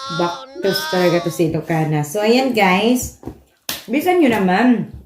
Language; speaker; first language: Filipino; non-native, local second language; Cebuano